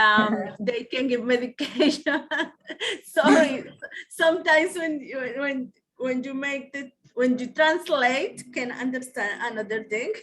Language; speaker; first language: English; non-native, learner; Spanish